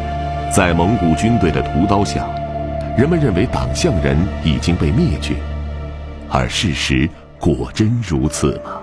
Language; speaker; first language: Chinese; native; Chinese